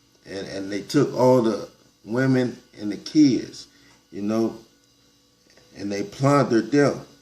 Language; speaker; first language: English; native; English